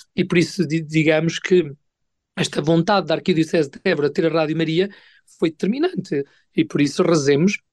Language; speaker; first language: Portuguese; native; Portuguese